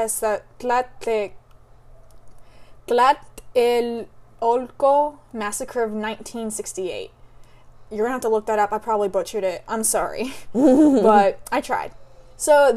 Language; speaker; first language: English; native; English